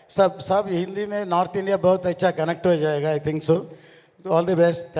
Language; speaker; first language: Hindi; non-native, local second language; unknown